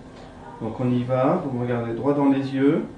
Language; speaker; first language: French; native; French